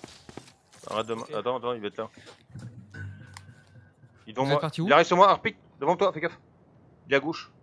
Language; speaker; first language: French; native; French